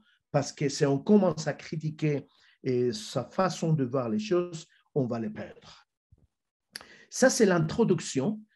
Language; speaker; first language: French; non-native, fluent; Spanish